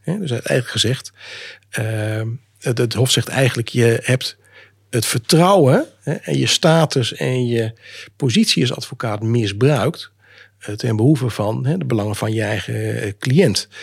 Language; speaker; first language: Dutch; native; Dutch